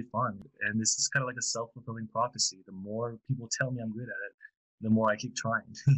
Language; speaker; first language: English; native; English